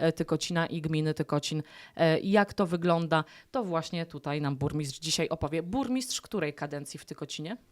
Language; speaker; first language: Polish; native; Polish